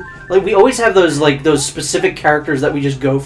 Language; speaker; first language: English; native; English